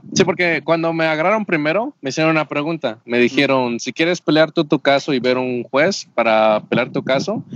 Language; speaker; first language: Spanish; native; Spanish